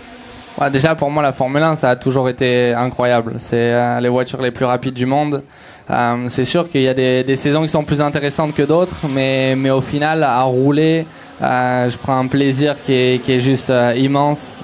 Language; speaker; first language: French; native; French